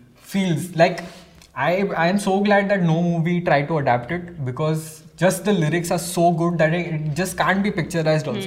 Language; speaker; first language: English; non-native, local second language; Hindi